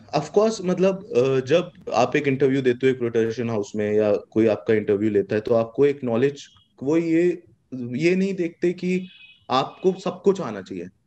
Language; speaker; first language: Hindi; native; Hindi